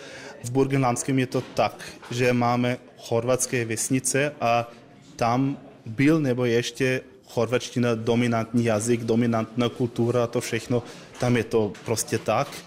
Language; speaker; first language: Czech; non-native, learner; Croatian